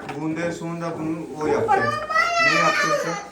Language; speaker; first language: Turkish; non-native, learner; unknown